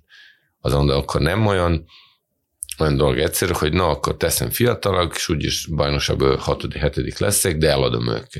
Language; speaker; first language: Hungarian; non-native, fluent; Serbian